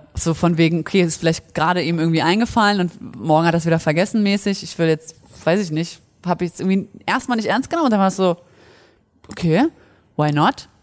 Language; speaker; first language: German; early bilingual, other home language; Polish